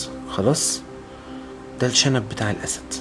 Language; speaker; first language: Arabic; native; Arabic